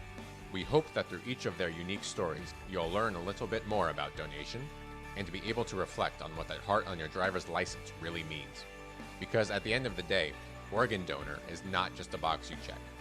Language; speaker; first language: English; native; English